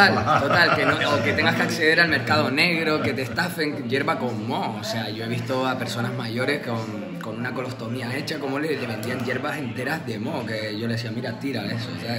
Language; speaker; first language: Spanish; native; Spanish